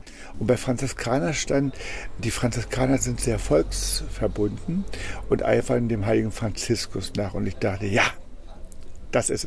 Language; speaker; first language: German; native; German